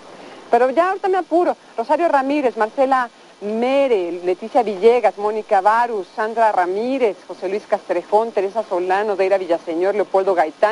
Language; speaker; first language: Spanish; native; Spanish